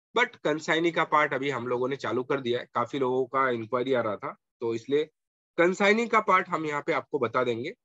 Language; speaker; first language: Hindi; non-native, local second language; Marathi